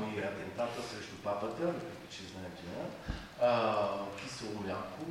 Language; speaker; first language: Bulgarian; non-native, fluent; French